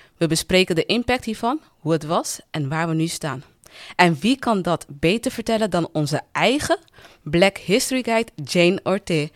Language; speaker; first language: Dutch; early bilingual, other home language; Kabuverdianu